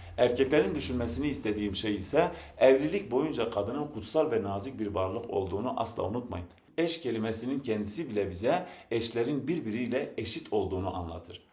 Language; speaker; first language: Turkish; non-native, local second language; Zaza